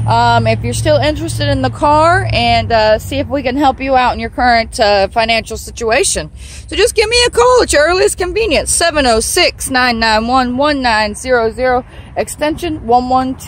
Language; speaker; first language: English; native; English